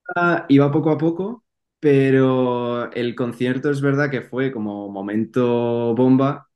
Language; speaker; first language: Spanish; native; Spanish